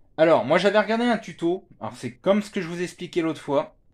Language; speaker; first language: French; native; French